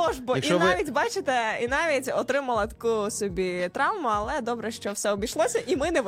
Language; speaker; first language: Ukrainian; native; Ukrainian